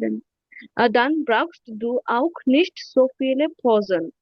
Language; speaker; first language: German; non-native, learner; Bangla